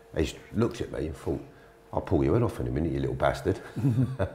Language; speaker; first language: English; native; English